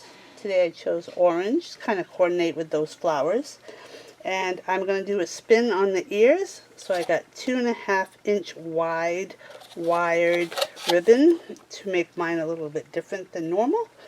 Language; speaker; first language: English; native; English